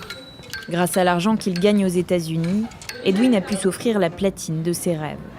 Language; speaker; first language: French; native; French